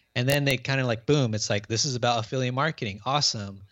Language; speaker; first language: English; native; English